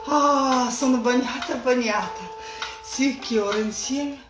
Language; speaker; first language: Italian; non-native, learner; Russian